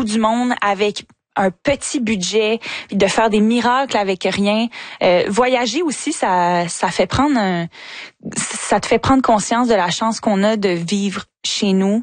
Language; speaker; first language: French; native; French